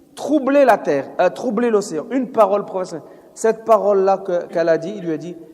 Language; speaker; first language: French; non-native, local second language; Arabic